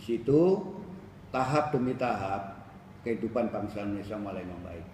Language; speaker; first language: Indonesian; native; Indonesian